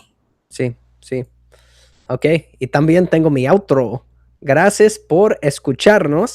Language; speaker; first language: Spanish; non-native, fluent; English